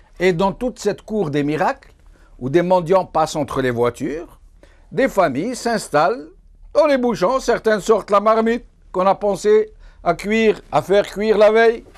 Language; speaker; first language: French; non-native, local second language; Arabic